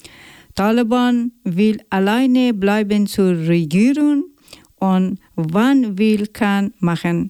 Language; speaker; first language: German; non-native, learner; Persian